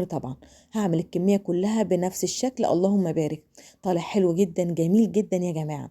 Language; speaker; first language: Arabic; native; Arabic